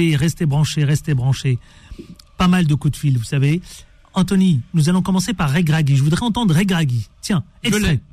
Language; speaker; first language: French; native; French